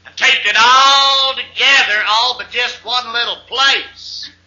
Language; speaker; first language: English; native; English